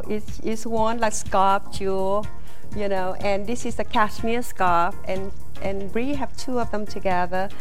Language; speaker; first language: English; non-native, learner; Vietnamese